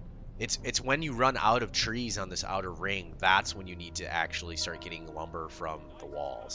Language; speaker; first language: English; native; English